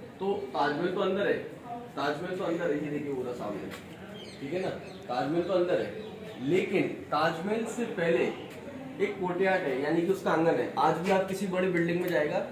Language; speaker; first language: Hindi; native; Hindi